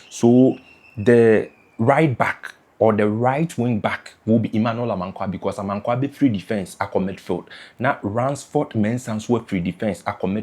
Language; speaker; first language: English; non-native, local second language; Akan